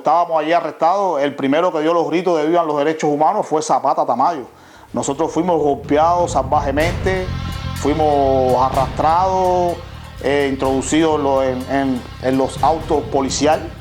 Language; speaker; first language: Spanish; native; Spanish